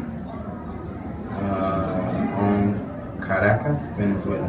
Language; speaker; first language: French; non-native, learner; Spanish